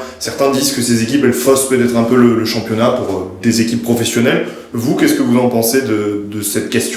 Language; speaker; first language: French; native; French